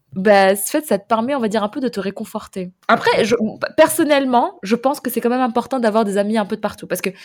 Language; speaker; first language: French; non-native, fluent; Arabic